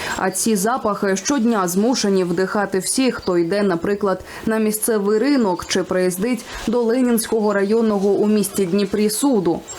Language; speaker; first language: Ukrainian; native; Ukrainian